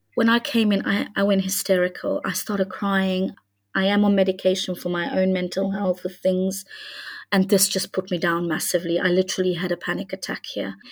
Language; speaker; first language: English; non-native, fluent; Hungarian